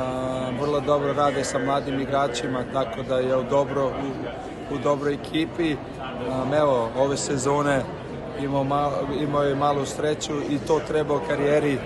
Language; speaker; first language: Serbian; early bilingual, heritage; Slovenian